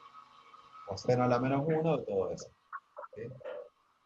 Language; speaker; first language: Spanish; native; Spanish